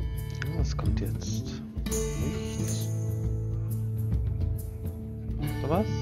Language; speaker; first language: German; native; German